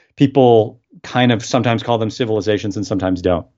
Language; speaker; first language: English; native; English